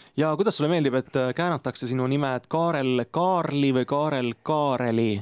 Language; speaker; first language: Estonian; native; Estonian